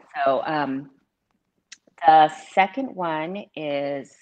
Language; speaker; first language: English; native; English